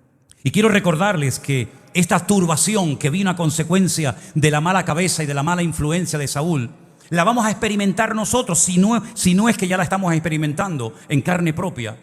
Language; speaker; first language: Spanish; native; Spanish